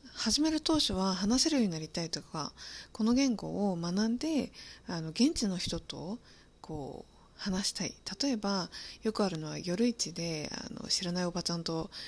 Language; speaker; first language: Japanese; native; Japanese